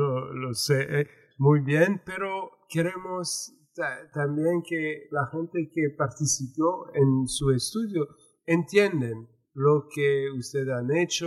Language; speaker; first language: Spanish; non-native, fluent; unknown